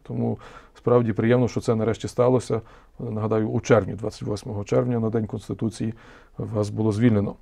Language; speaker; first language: Ukrainian; native; Ukrainian